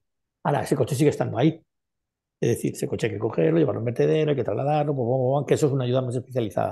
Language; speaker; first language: Spanish; native; Spanish